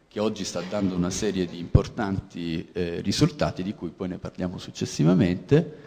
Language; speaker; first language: Italian; native; Italian